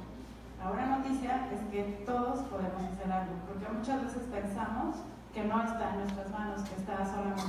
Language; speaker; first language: Spanish; native; Spanish